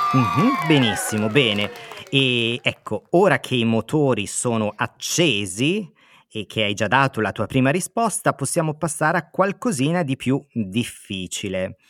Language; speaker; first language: Italian; native; Italian